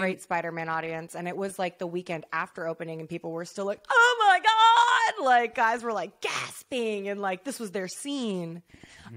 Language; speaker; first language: English; native; English